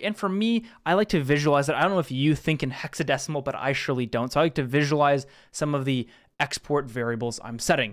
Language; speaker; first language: English; native; English